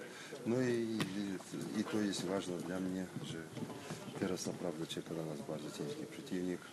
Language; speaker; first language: Polish; non-native, learner; Russian